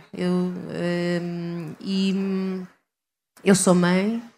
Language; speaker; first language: Portuguese; native; Portuguese